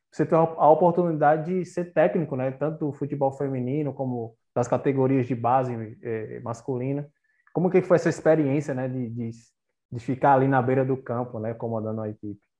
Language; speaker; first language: Portuguese; native; Portuguese